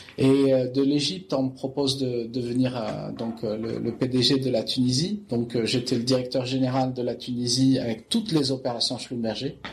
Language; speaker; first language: French; non-native, local second language; Arabic